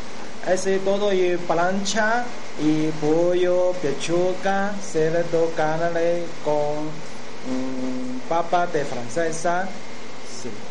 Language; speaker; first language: Spanish; non-native, learner; Chinese